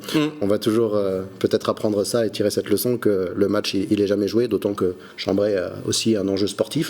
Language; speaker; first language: French; native; French